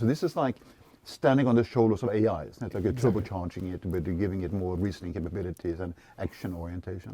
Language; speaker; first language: English; non-native, fluent; Norwegian